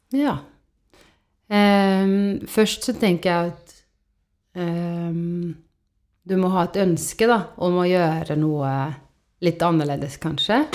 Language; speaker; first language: Norwegian; non-native, fluent; Estonian